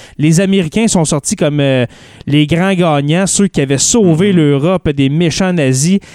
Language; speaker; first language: French; native; French